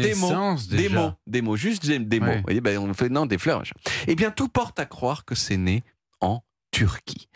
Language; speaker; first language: French; native; French